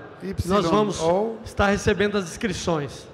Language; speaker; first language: Portuguese; native; Portuguese